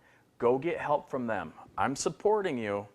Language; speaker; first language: English; native; English